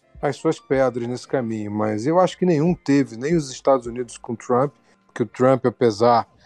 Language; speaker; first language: Portuguese; native; Portuguese